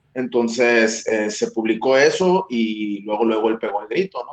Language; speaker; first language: Spanish; native; Spanish